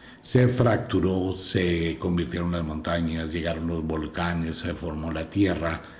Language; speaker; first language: Spanish; native; Spanish